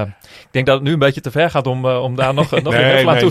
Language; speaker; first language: Dutch; native; Dutch